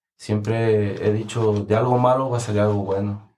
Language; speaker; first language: Spanish; native; Spanish